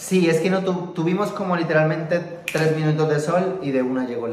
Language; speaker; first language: Spanish; native; Spanish